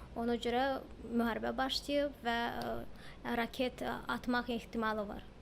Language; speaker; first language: Azerbaijani; early bilingual, heritage; Azerbaijani